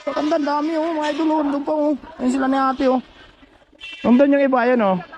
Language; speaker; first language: Filipino; native; Filipino